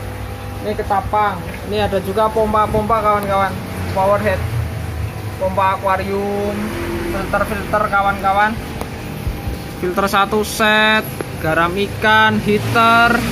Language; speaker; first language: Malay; non-native, local second language; Javanese